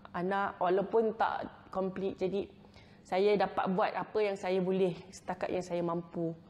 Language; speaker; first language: Malay; native; Malay